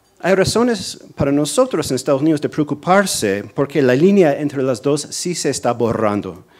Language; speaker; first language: Spanish; non-native, fluent; English